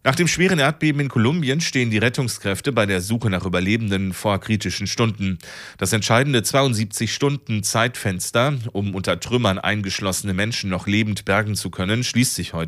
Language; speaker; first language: German; native; German